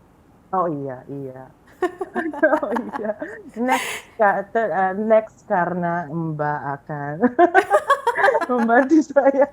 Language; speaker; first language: Indonesian; non-native, fluent; Filipino